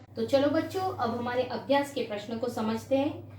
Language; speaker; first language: Hindi; non-native, local second language; Gujarati